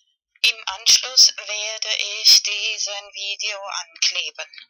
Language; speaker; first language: German; non-native, fluent; Spanish